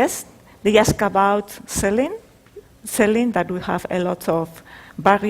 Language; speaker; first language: English; non-native, learner; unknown